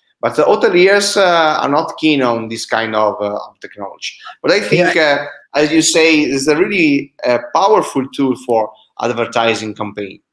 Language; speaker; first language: English; non-native, fluent; Italian